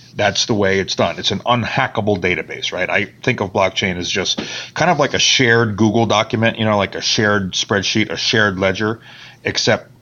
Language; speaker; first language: English; native; English